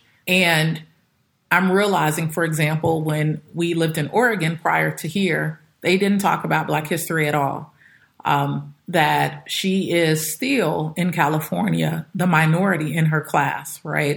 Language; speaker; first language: English; native; English